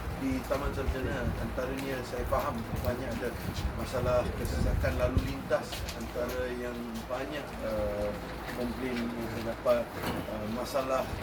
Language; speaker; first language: Malay; non-native, local second language; Tamil